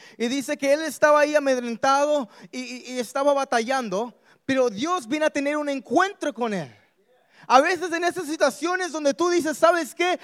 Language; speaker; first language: Spanish; early bilingual, heritage; Spanish